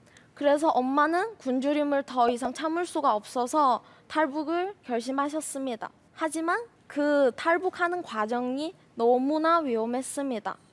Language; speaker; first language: Korean; non-native, fluent; Chinese